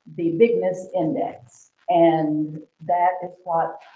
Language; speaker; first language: English; native; English